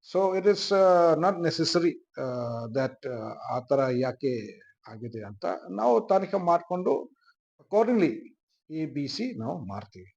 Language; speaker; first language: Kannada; non-native, fluent; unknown